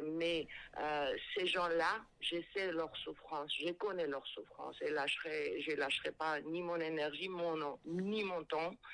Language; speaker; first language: French; non-native, fluent; Georgian